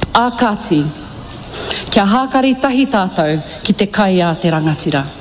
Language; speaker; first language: Māori; native; Māori